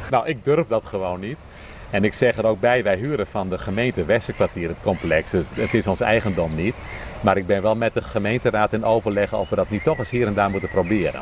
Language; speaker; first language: Dutch; native; Dutch